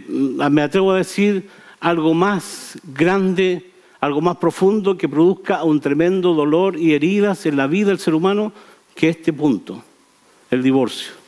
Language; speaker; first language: Spanish; native; Spanish